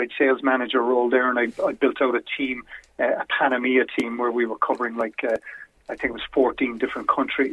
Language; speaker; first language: English; native; English